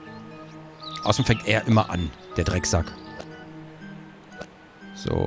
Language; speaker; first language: German; native; German